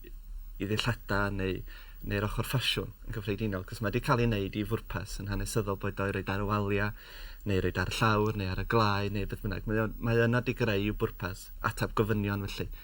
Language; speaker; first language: Welsh; native; Welsh